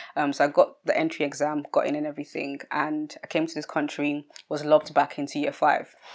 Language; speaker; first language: English; early bilingual, other home language; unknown